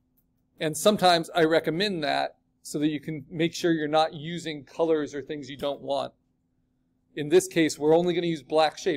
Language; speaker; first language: English; native; English